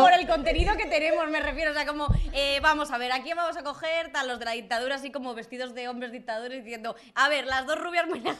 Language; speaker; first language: Spanish; native; Spanish